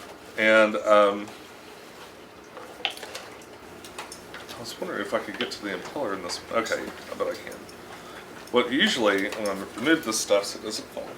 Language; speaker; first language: English; native; English